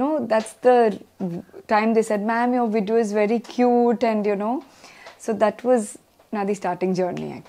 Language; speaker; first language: Telugu; non-native, learner; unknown